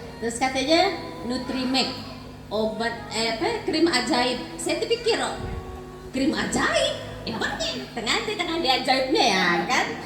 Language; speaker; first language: Indonesian; native; Indonesian